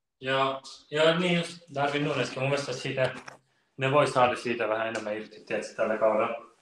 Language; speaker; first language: Finnish; early bilingual, other home language; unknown